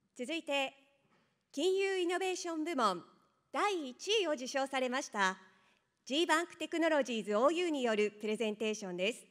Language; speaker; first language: Japanese; native; Japanese